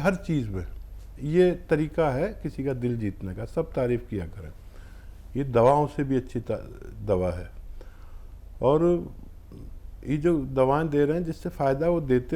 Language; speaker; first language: Hindi; native; Hindi